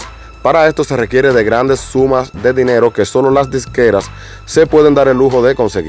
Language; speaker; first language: Spanish; native; Spanish